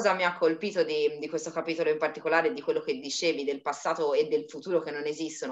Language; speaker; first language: Italian; native; Italian